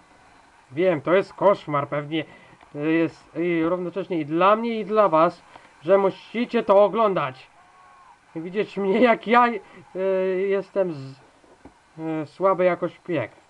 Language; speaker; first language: Polish; native; Polish